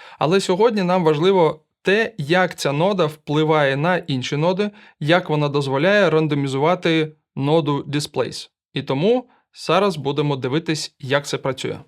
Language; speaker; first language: Ukrainian; non-native, local second language; Russian